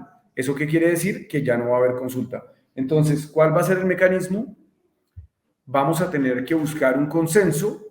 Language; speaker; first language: Spanish; native; Spanish